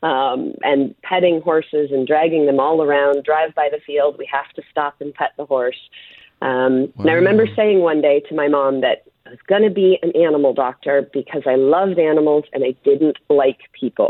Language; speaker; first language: English; native; English